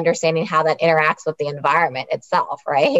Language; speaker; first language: English; native; English